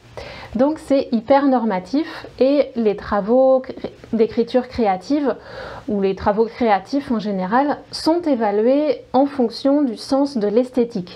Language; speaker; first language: French; native; French